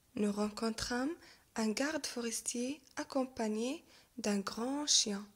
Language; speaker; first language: French; non-native, local second language; Arabic